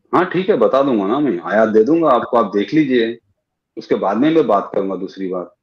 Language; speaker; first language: Hindi; non-native, local second language; Urdu